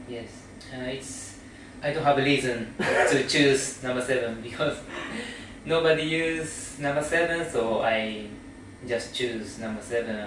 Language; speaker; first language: English; non-native, learner; Japanese